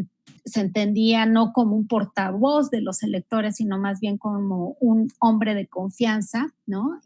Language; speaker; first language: Spanish; native; Spanish